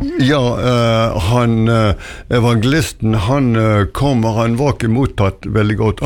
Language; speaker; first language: Norwegian; native; Norwegian